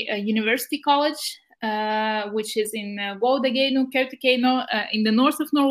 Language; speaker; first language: English; non-native, fluent; Ukrainian